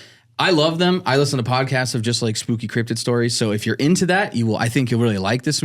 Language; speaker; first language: English; native; English